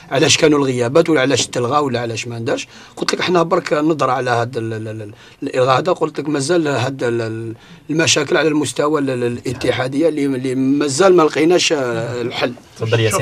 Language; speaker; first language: Arabic; native; Arabic